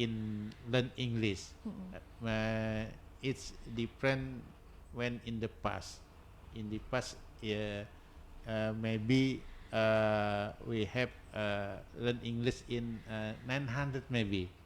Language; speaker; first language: English; non-native, learner; Indonesian